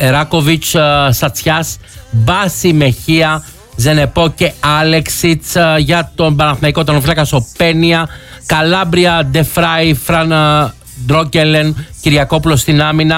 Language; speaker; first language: Greek; native; Greek